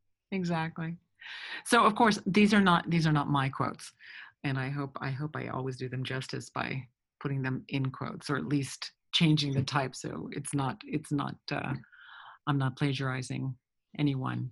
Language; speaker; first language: English; early bilingual, other home language; French